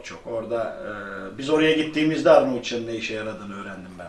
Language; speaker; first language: Turkish; early bilingual, other home language; Albanian